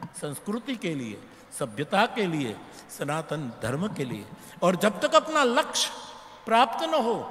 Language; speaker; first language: Hindi; non-native, local second language; Gujarati